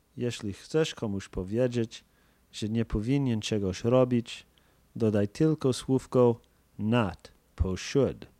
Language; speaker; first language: Polish; non-native, fluent; English